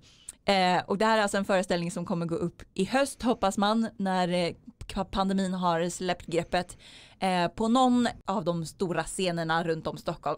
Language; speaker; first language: Swedish; native; Swedish